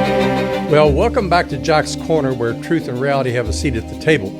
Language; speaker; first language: English; native; English